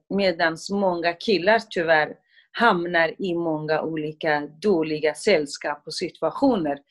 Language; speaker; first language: Swedish; non-native, fluent; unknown